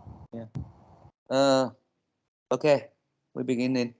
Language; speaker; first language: English; non-native, learner; Vietnamese